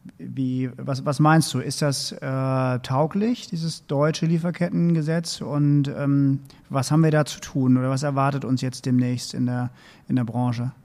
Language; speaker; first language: German; native; German